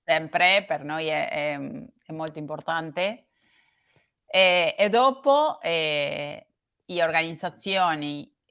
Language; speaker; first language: Italian; non-native, learner; Spanish